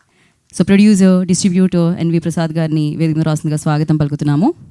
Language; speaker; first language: Telugu; native; Telugu